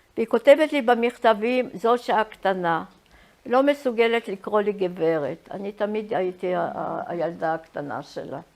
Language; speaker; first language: Hebrew; early bilingual, other home language; Polish